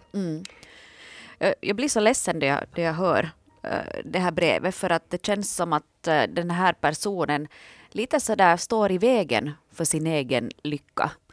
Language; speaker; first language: Swedish; native; Swedish